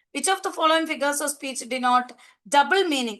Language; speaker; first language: English; non-native, local second language; Malayalam